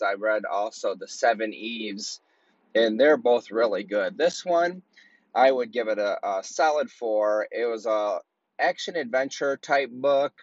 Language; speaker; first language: English; native; English